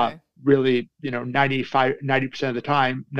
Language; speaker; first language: English; native; English